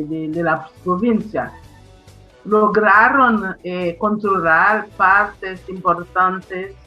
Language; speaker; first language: Spanish; non-native, fluent; Haitian Creole